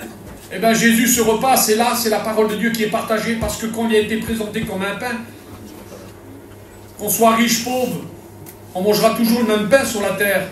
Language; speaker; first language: French; native; French